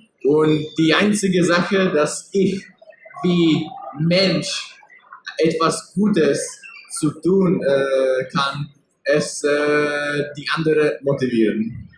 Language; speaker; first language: German; non-native, learner; Czech